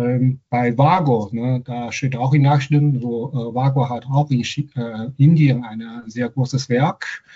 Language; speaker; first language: German; non-native, fluent; Chinese